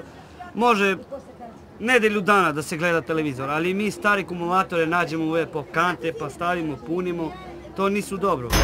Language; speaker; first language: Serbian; non-native, local second language; Romany